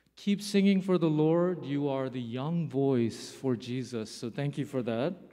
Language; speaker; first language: English; early bilingual, other home language; Korean